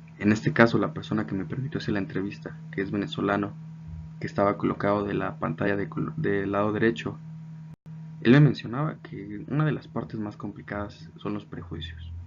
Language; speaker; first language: Spanish; native; Spanish